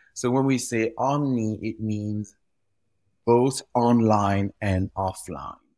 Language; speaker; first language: English; early bilingual, other home language; French